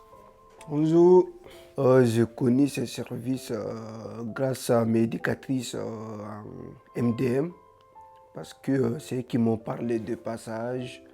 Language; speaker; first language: French; non-native, learner; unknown